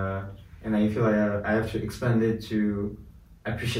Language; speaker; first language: English; non-native, learner; French